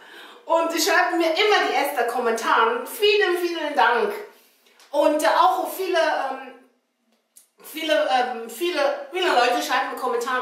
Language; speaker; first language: German; non-native, learner; Chinese